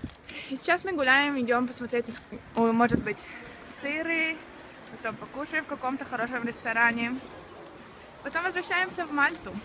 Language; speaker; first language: Russian; early bilingual, heritage; Russian